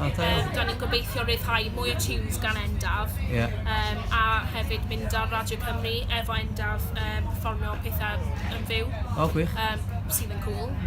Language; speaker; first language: Welsh; non-native, local second language; English